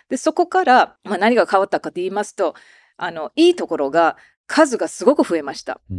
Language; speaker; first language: Japanese; non-native, fluent; English